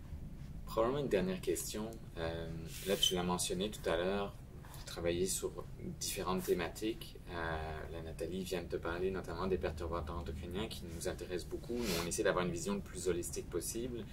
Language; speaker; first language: French; native; French